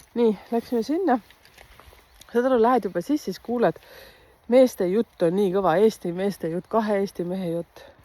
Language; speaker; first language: Estonian; native; Estonian